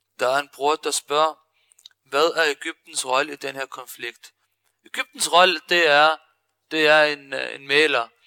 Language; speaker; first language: Danish; early bilingual, other home language; Arabic